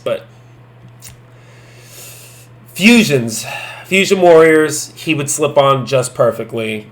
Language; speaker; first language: English; native; English